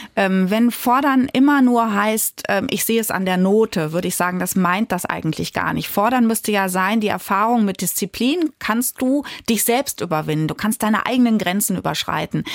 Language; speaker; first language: German; native; German